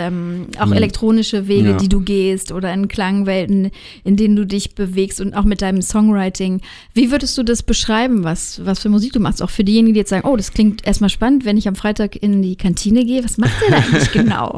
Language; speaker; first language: German; native; German